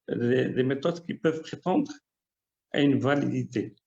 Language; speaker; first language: French; non-native, local second language; Arabic